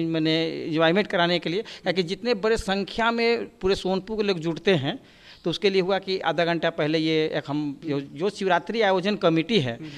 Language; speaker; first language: Hindi; native; Hindi